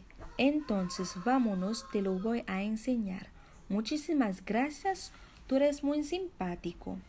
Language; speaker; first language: Spanish; non-native, fluent; Haitian Creole